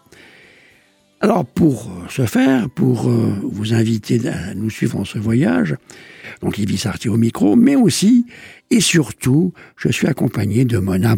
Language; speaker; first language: French; native; French